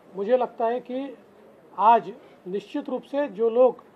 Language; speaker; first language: Hindi; non-native, local second language; Marathi